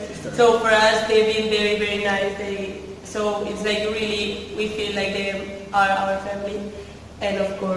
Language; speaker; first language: English; non-native, fluent; Spanish